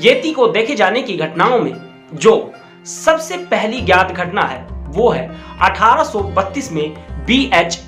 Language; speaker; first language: Hindi; native; Hindi